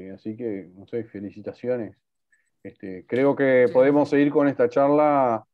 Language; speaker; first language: Spanish; native; Spanish